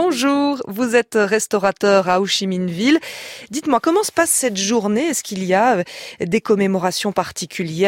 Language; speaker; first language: French; native; French